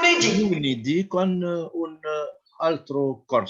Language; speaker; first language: Italian; non-native, learner; Arabic